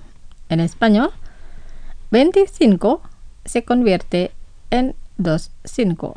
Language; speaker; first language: Spanish; non-native, fluent; Indonesian